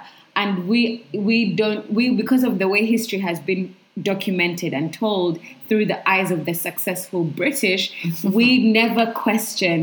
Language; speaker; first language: English; non-native, local second language; Ganda